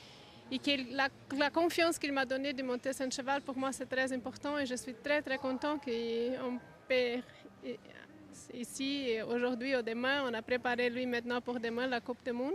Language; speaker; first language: French; non-native, learner; Portuguese